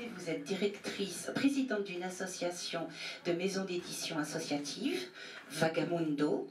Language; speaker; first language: French; native; French